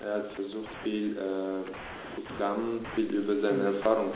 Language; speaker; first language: German; early bilingual, other home language; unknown